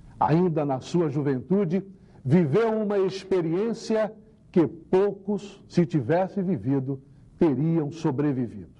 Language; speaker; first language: Portuguese; native; Portuguese